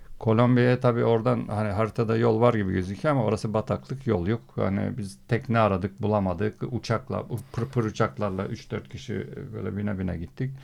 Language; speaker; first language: Turkish; early bilingual, heritage; Turkish